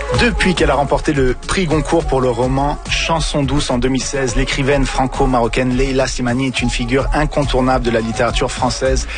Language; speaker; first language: French; native; French